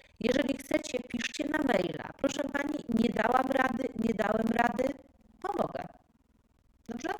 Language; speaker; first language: Polish; native; Polish